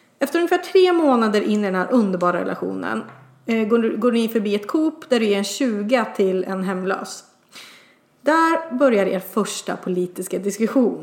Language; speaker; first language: Swedish; native; Swedish